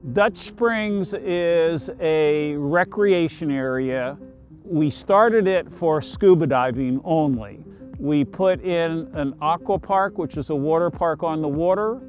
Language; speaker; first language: English; native; English